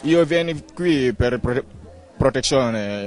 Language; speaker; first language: Italian; non-native, learner; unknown